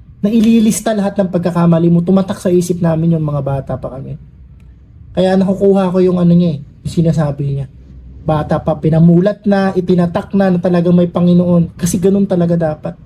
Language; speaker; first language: Filipino; non-native, local second language; Masbatenyo